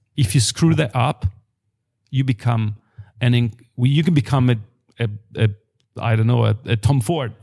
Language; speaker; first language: English; non-native, fluent; Italian